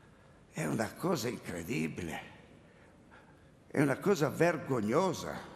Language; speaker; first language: Spanish; non-native, learner; Italian